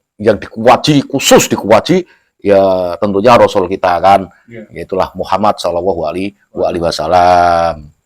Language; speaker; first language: Indonesian; non-native, local second language; Javanese